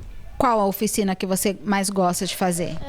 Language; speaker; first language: Portuguese; native; Portuguese